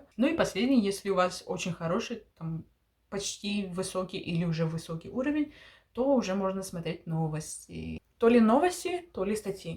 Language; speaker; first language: Russian; early bilingual, heritage; Russian